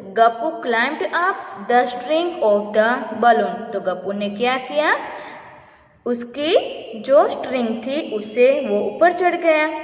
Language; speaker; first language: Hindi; non-native, local second language; Gujarati